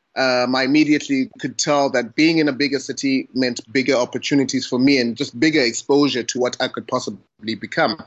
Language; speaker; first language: English; non-native, local second language; Xhosa